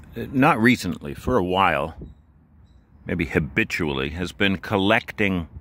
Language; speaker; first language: English; native; English